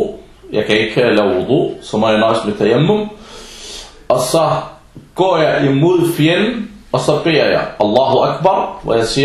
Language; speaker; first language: Danish; non-native, fluent; Arabic